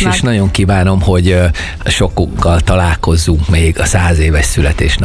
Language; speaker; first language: Hungarian; native; Hungarian